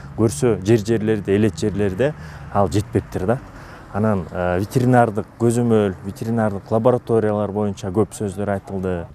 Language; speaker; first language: Kyrgyz; native; Kyrgyz